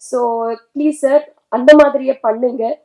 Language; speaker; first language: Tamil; non-native, learner; Telugu